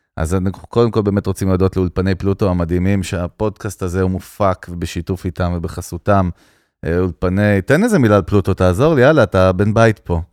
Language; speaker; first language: Hebrew; native; Hebrew